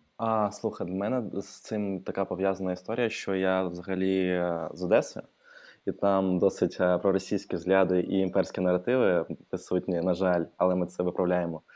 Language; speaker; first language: Ukrainian; non-native, local second language; Russian